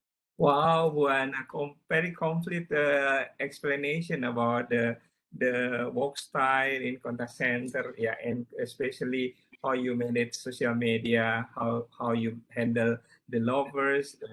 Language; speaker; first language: English; non-native, learner; Indonesian